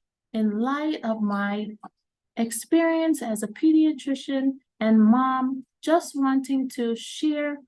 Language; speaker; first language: English; native; English